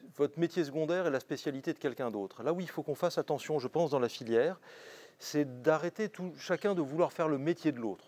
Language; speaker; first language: French; native; French